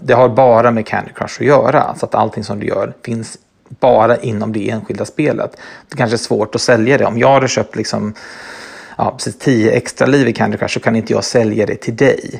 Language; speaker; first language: Swedish; native; Swedish